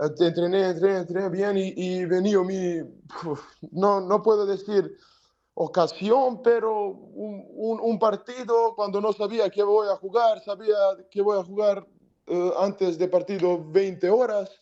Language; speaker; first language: Spanish; non-native, learner; Serbian